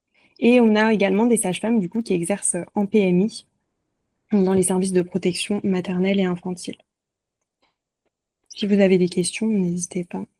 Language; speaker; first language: French; native; French